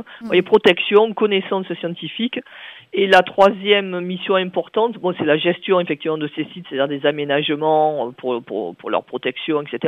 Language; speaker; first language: French; native; French